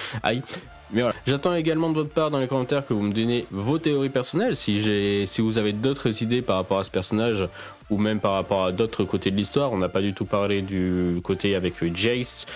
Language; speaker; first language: French; native; French